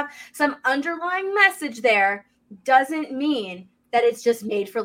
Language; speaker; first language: English; native; English